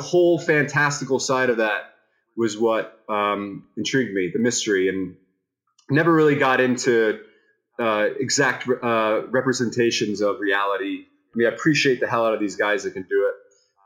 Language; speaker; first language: English; native; English